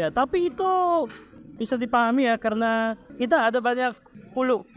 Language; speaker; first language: Indonesian; non-native, fluent; Filipino